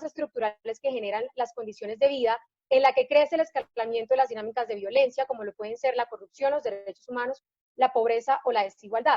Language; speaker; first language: Spanish; native; Spanish